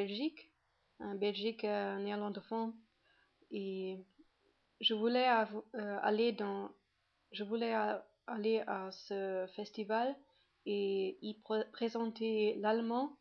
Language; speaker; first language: French; non-native, fluent; German